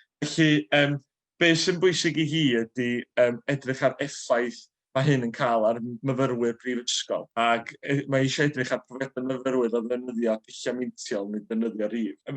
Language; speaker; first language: Welsh; native; Welsh